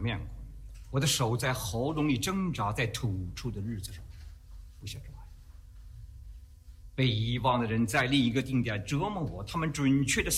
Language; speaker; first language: English; non-native, fluent; Chinese